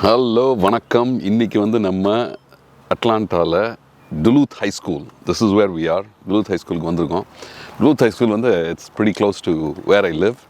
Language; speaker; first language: Tamil; native; Tamil